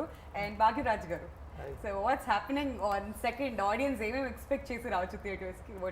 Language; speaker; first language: Telugu; native; Telugu